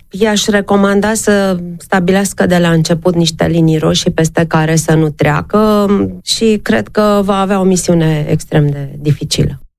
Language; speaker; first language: Romanian; native; Romanian